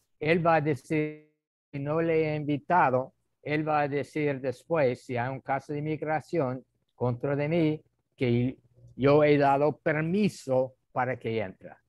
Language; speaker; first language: Spanish; non-native, fluent; English